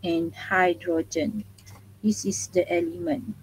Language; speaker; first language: English; non-native, local second language; Malay